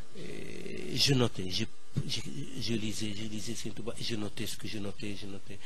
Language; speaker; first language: French; non-native, local second language; Arabic